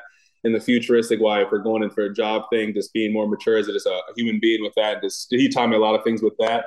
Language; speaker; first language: English; native; English